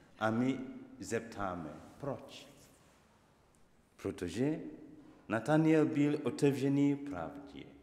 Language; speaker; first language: Czech; non-native, learner; Igbo